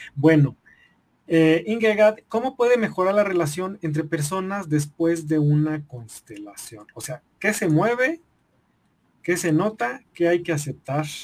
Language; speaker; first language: Spanish; native; Spanish